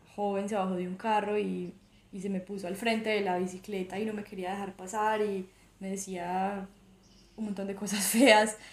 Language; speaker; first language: Spanish; native; Spanish